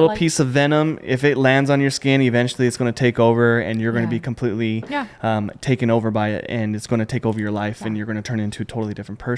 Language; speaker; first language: English; native; English